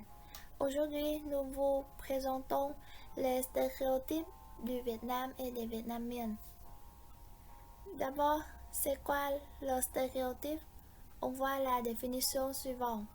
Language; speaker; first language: French; non-native, fluent; Vietnamese